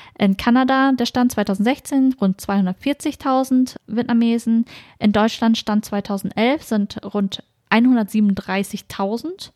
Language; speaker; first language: German; native; German